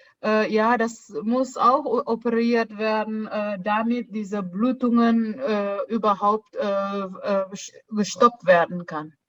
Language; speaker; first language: German; non-native, fluent; Indonesian